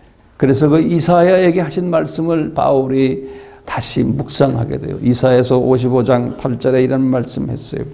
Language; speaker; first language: Korean; native; Korean